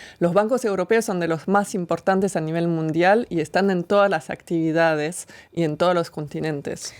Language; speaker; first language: Spanish; non-native, fluent; French